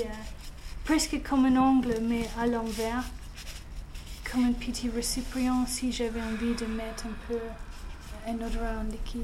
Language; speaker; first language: French; non-native, fluent; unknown